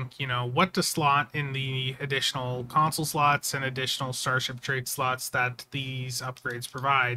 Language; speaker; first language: English; native; English